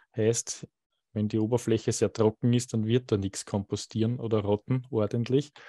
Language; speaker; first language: German; native; German